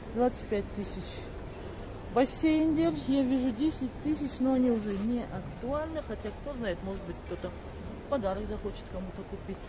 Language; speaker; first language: Russian; non-native, local second language; Kazakh